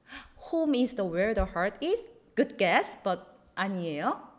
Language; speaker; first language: English; non-native, fluent; Korean